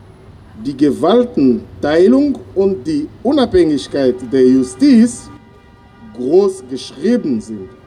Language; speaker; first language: German; non-native, fluent; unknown